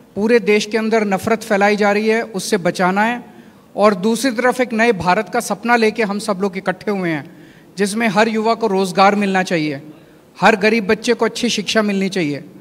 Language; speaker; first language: Hindi; native; Hindi